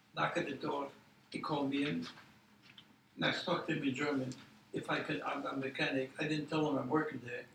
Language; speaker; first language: English; non-native, fluent; Polish